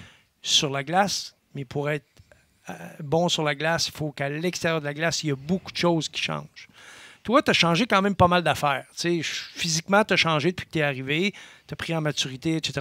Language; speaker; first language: French; native; French